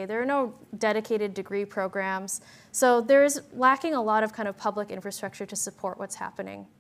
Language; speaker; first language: English; native; English